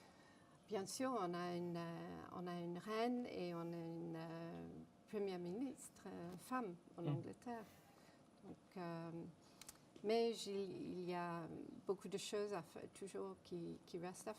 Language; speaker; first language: French; non-native, fluent; English